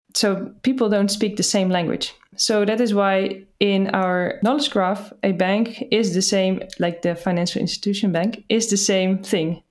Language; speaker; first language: English; non-native, fluent; Dutch